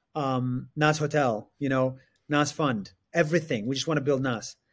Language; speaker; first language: English; non-native, fluent; Arabic